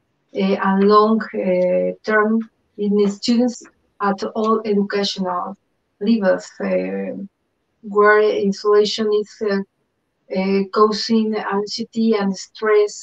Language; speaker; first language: English; non-native, learner; Spanish